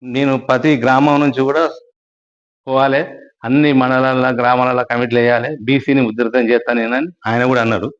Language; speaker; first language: Telugu; native; Telugu